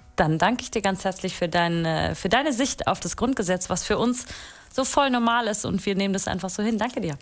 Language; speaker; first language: German; native; German